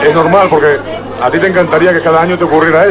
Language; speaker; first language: Spanish; native; Spanish